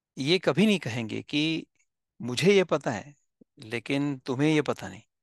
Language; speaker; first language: Hindi; non-native, local second language; Marathi